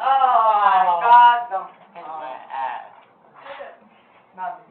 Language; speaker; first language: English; non-native, learner; Chinese